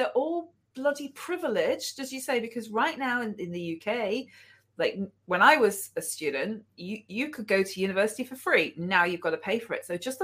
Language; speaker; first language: English; native; English